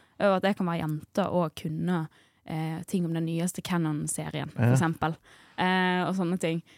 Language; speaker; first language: Norwegian; native; Norwegian